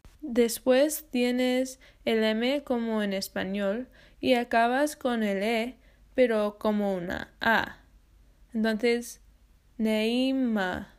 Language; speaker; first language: Spanish; non-native, learner; English